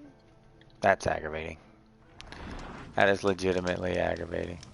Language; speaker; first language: English; native; English